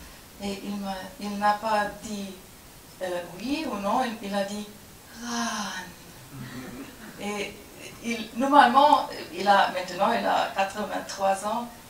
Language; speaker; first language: French; non-native, fluent; German